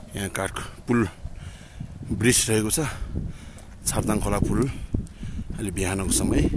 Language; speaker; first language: Nepali; non-native, local second language; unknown